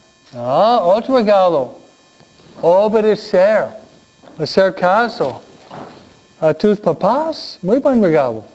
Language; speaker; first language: Spanish; non-native, fluent; English